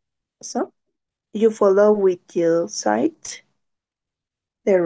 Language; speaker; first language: English; non-native, learner; Spanish